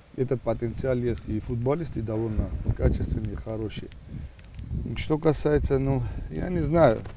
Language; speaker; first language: Russian; non-native, local second language; Georgian